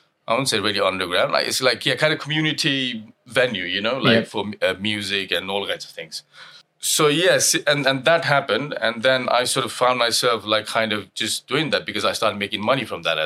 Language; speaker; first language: English; non-native, local second language; Nepali